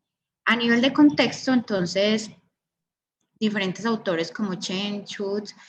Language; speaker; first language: Spanish; native; Spanish